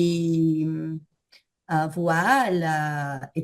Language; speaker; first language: French; non-native, learner; Portuguese